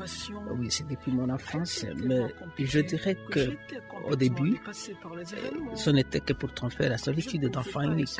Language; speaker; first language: French; non-native, local second language; Rundi